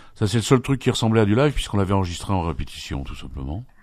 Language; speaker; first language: French; native; French